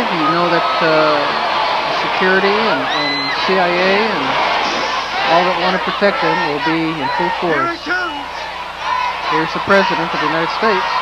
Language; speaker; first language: English; native; English